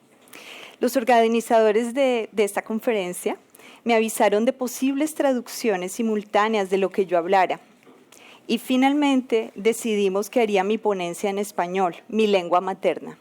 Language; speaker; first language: Spanish; native; Spanish